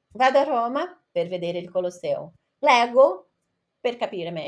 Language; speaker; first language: Italian; non-native, fluent; Portuguese